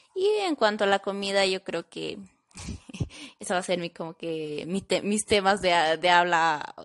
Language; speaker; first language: Spanish; native; Spanish